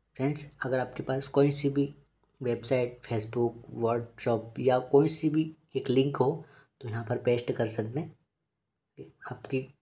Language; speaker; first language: Hindi; native; Hindi